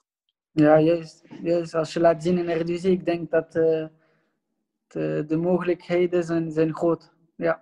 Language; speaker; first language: Dutch; non-native, local second language; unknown